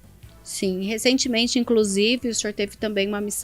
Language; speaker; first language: Portuguese; native; Portuguese